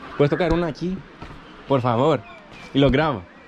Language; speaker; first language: Spanish; non-native, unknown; Greek